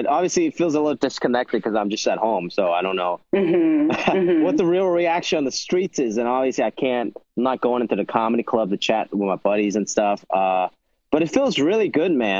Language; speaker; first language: English; non-native, local second language; Wu Chinese